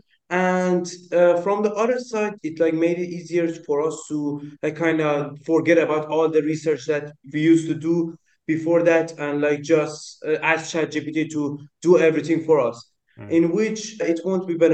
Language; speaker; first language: English; non-native, local second language; Persian